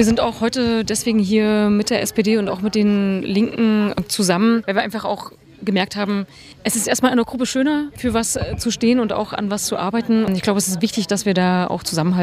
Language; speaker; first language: German; native; German